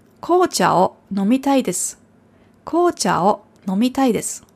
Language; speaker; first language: Japanese; non-native, fluent; German